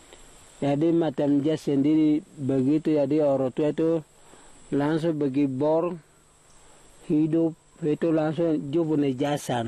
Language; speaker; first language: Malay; non-native, local second language; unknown